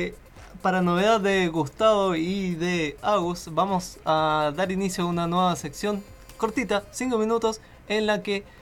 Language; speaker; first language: Spanish; native; Spanish